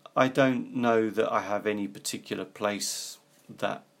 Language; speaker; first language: English; native; English